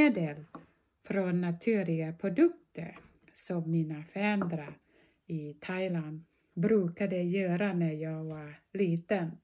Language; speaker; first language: Swedish; non-native, fluent; Thai